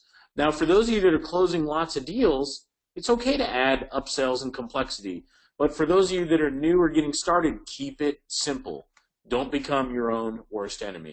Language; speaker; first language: English; native; English